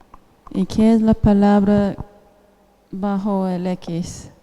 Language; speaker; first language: Spanish; non-native, fluent; English